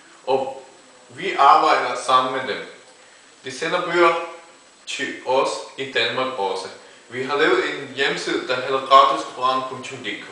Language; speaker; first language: Danish; early bilingual, other home language; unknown